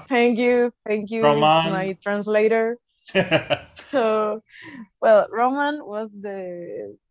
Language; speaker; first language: English; non-native, fluent; Spanish